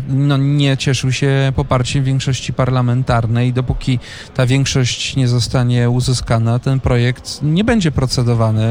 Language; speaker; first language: Polish; native; Polish